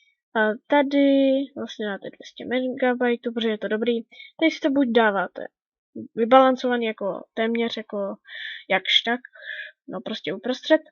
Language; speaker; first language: Czech; native; Czech